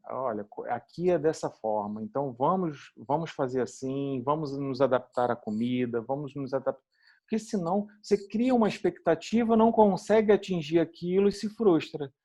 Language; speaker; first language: Portuguese; native; Portuguese